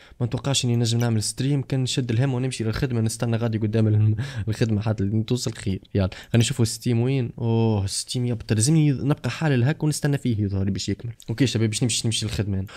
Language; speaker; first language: Arabic; native; Arabic